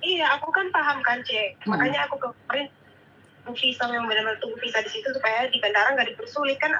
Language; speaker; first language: Indonesian; native; Indonesian